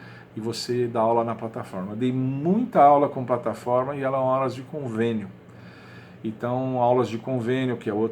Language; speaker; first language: Portuguese; native; Portuguese